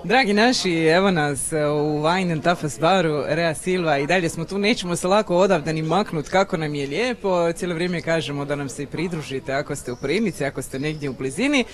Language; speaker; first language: Croatian; native; Croatian